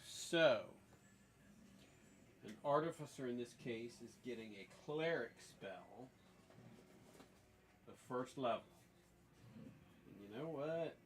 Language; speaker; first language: English; native; English